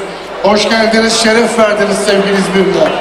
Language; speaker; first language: Turkish; native; Turkish